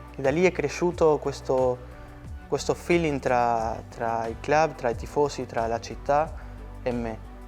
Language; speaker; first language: Italian; non-native, fluent; Spanish